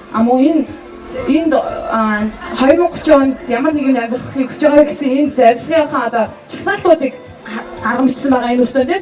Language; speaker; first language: Mongolian; native; Mongolian